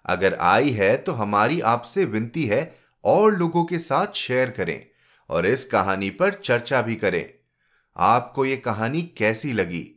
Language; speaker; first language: Hindi; native; Hindi